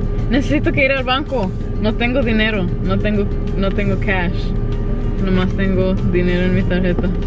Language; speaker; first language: Spanish; early bilingual, heritage; Spanish